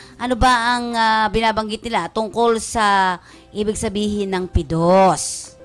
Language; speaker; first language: Filipino; native; Filipino